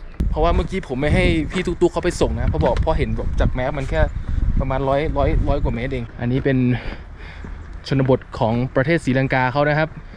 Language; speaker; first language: Thai; native; Thai